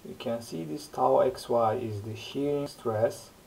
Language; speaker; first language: English; non-native, fluent; Turkish